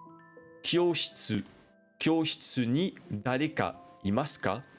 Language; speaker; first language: Japanese; non-native, fluent; French